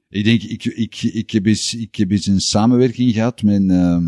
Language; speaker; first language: Dutch; native; Dutch